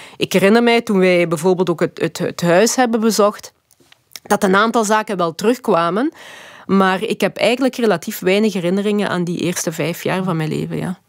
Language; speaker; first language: Dutch; early bilingual, other home language; Lingala